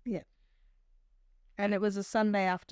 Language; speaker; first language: English; native; English